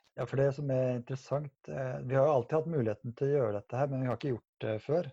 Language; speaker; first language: Norwegian; native; Norwegian